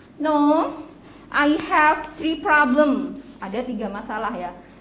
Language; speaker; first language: English; non-native, fluent; Indonesian